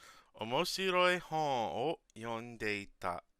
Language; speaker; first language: Japanese; non-native, learner; English